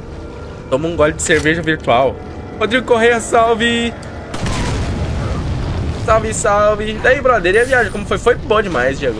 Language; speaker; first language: Portuguese; native; Portuguese